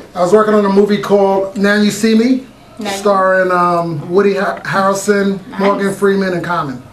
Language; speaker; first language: English; native; English